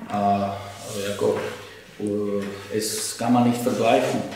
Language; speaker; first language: German; non-native, learner; Slovak